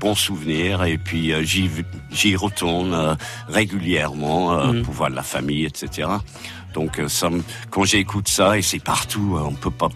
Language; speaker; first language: French; non-native, fluent; English